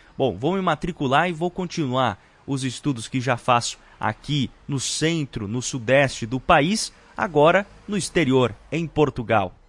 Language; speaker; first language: Portuguese; native; Portuguese